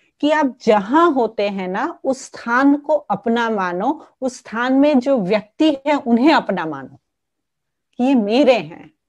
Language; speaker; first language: Hindi; non-native, local second language; Gujarati